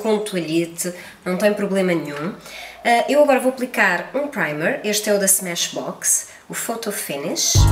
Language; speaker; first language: Portuguese; native; Portuguese